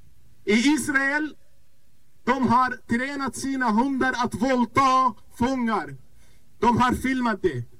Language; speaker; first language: Swedish; non-native, fluent; Arabic